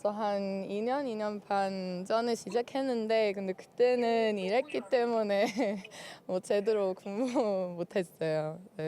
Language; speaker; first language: Korean; non-native, fluent; Swedish